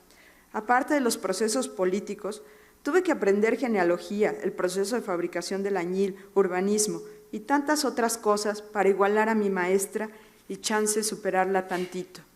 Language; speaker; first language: Spanish; native; Spanish